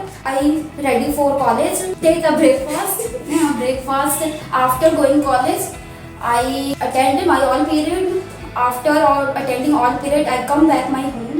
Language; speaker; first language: English; non-native, learner; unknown